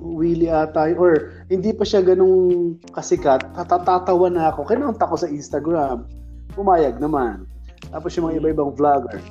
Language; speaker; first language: Filipino; non-native, local second language; Bikol